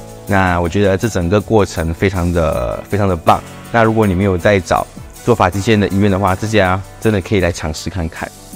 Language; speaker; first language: Chinese; native; Chinese